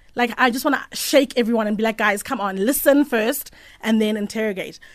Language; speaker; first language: English; native; English